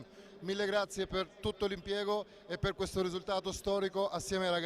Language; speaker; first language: Italian; non-native, fluent; Albanian